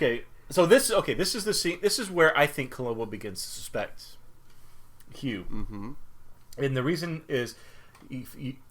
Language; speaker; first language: English; native; English